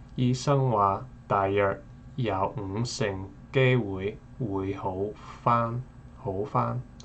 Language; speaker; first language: Cantonese; non-native, learner; English